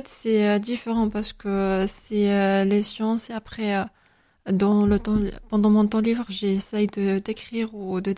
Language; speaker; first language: French; non-native, fluent; Spanish